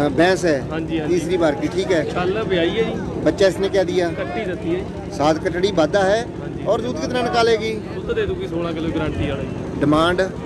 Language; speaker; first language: Hindi; non-native, local second language; Punjabi